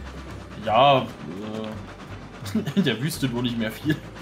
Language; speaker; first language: German; native; German